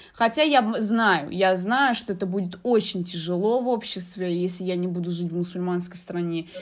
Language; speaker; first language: Russian; early bilingual, heritage; Russian